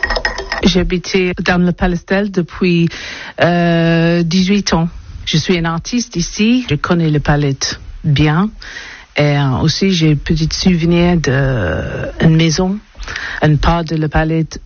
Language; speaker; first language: French; non-native, learner; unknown